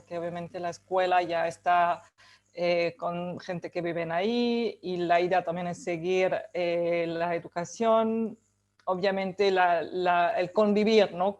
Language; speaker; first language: Spanish; native; Spanish